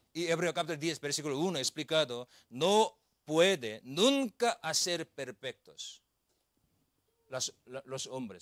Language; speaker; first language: Spanish; non-native, learner; Korean